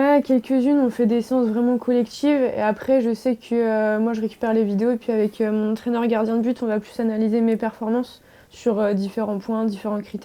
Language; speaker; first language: French; native; French